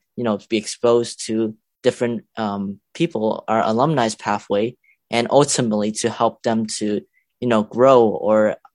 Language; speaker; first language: English; non-native, local second language; Cantonese